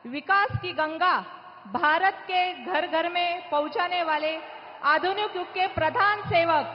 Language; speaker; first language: Hindi; non-native, local second language; Marathi